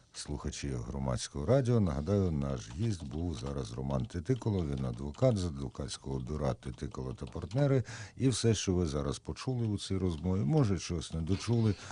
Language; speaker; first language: Ukrainian; native; Ukrainian